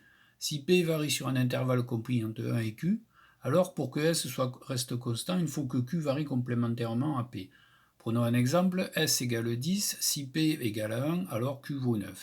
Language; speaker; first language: French; native; French